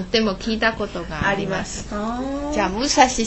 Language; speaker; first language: Japanese; non-native, learner; Chinese